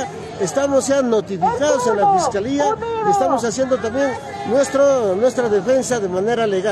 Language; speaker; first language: Spanish; native; Spanish